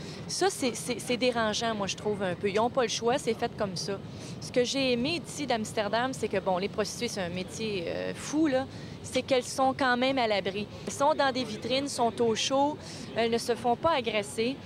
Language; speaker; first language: French; native; French